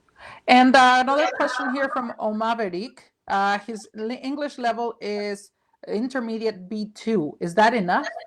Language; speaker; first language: English; non-native, fluent; Spanish